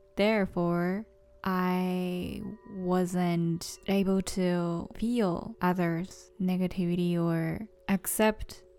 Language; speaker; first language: English; non-native, fluent; Japanese